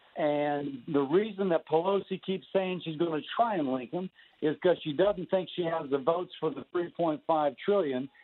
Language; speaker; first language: English; native; English